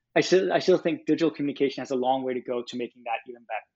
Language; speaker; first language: English; non-native, fluent; Danish